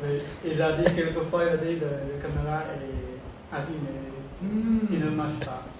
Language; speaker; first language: French; non-native, learner; Khmer